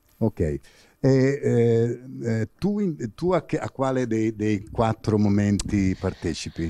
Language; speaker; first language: Italian; native; Italian